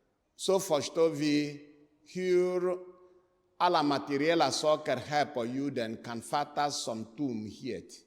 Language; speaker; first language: Swedish; non-native, fluent; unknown